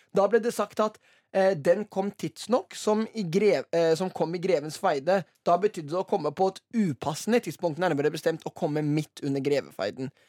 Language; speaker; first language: Norwegian; early bilingual, other home language; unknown